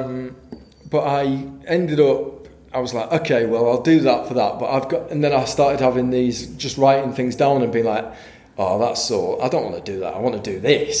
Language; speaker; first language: English; native; English